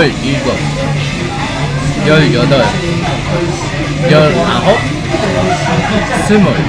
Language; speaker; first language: Korean; non-native, learner; English